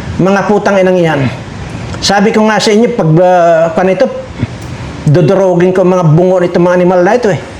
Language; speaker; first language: Filipino; native; Filipino